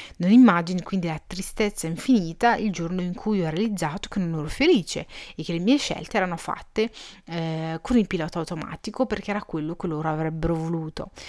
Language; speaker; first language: Italian; early bilingual, other home language; Arabic